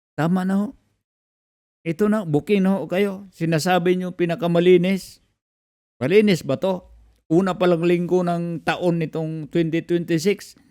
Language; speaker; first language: Filipino; non-native, local second language; Cebuano